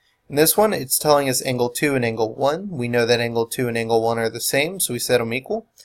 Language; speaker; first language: English; native; English